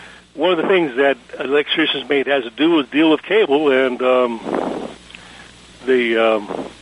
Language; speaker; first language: English; native; English